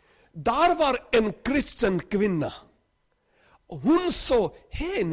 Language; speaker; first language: Swedish; non-native, learner; Urdu